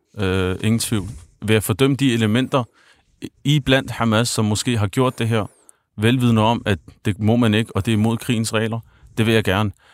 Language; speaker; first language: Danish; early bilingual, other home language; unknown